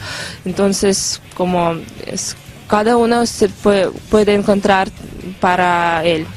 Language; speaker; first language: Spanish; non-native, learner; Russian